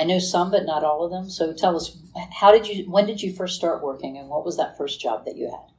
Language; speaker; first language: English; native; English